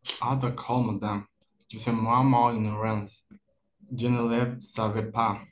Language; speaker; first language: French; non-native, learner; Spanish